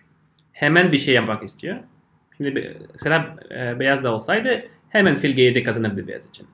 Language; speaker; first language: Turkish; non-native, fluent; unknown